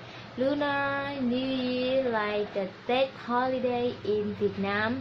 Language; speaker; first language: English; non-native, learner; Vietnamese